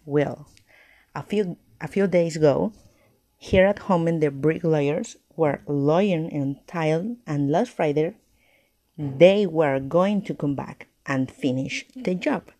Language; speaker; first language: English; non-native, learner; Spanish